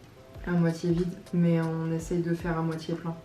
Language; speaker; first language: French; native; French